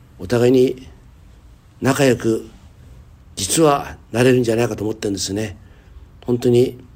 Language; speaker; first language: Japanese; native; Japanese